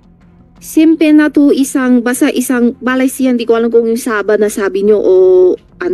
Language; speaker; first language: Filipino; non-native, learner; Chinese